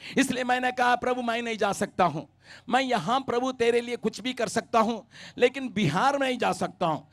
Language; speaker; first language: Hindi; non-native, local second language; Tamil